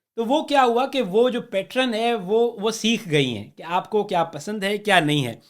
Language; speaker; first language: Urdu; native; Urdu